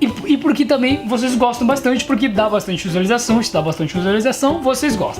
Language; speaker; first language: Portuguese; native; Portuguese